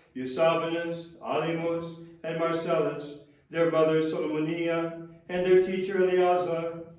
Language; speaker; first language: English; native; English